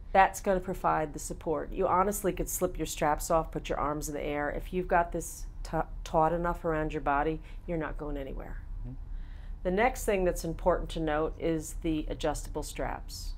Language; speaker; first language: English; native; English